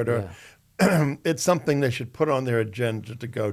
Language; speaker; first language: English; native; English